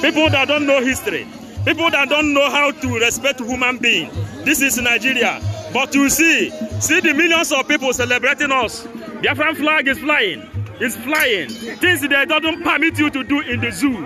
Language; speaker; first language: English; non-native, local second language; Igbo